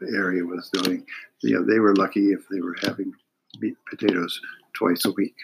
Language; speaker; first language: English; native; English